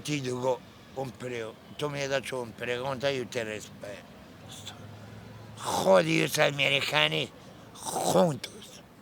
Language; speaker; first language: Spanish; non-native, learner; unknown